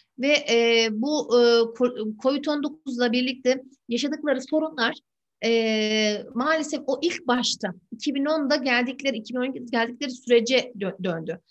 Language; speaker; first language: Turkish; native; Turkish